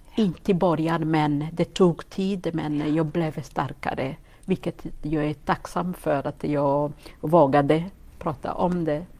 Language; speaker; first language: Swedish; non-native, fluent; Kinyarwanda